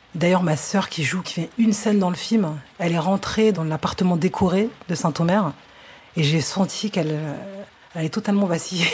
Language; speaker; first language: French; native; French